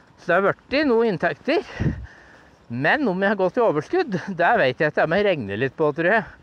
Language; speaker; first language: Norwegian; native; Norwegian